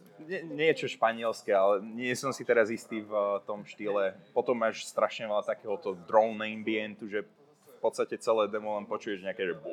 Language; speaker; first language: Slovak; non-native, local second language; Hungarian